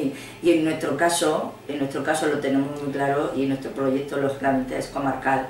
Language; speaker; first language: Spanish; native; Spanish